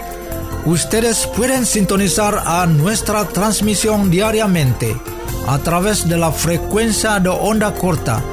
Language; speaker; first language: Spanish; non-native, fluent; Indonesian